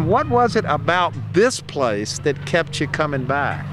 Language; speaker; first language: English; native; English